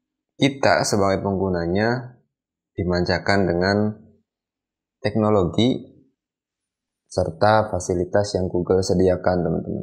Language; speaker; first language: Indonesian; native; Indonesian